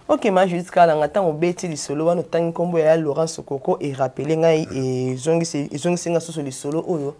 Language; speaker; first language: Lingala; native; Lingala